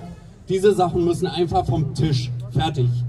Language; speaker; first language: German; native; German